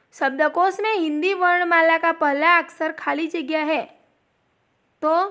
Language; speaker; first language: Hindi; non-native, local second language; Gujarati